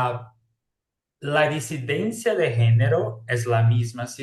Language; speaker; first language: Spanish; non-native, fluent; Portuguese